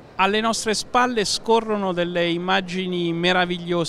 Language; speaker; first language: Italian; native; Italian